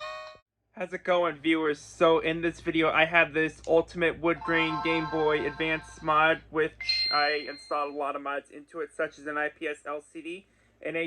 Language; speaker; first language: English; native; English